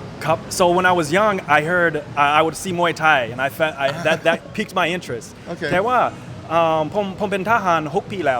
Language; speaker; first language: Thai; non-native, learner; English